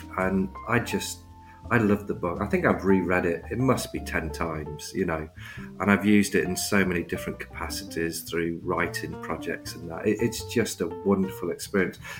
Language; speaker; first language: English; native; English